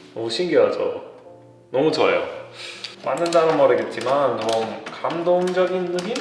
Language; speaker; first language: Korean; non-native, fluent; English